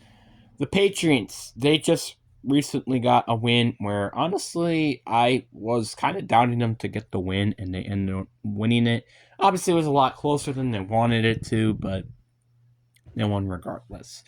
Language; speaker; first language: English; native; English